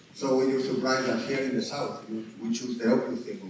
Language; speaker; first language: English; non-native, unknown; Catalan